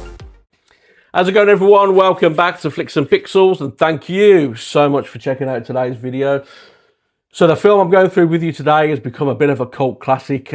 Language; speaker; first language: English; native; English